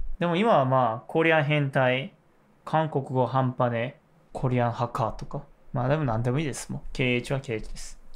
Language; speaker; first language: Japanese; non-native, fluent; Korean